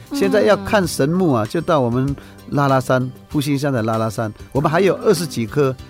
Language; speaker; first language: Chinese; native; Chinese